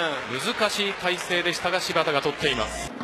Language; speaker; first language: Japanese; native; Japanese